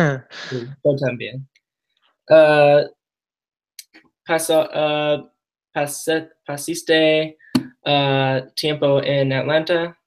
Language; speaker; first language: Spanish; non-native, learner; English